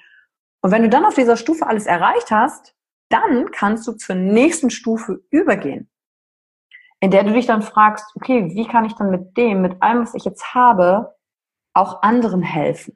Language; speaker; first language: German; native; German